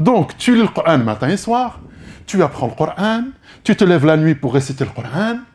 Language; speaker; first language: French; native; French